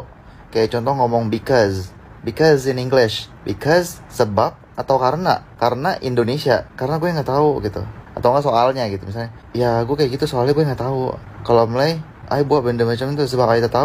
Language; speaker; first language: Indonesian; native; Indonesian